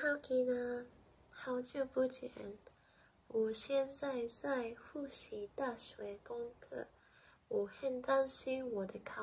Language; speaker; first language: Chinese; non-native, learner; English